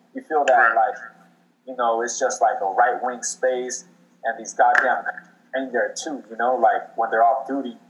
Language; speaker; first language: English; native; English